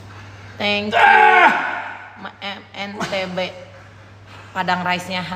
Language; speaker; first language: Indonesian; native; Indonesian